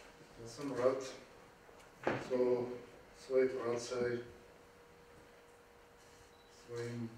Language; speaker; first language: Czech; non-native, learner; Armenian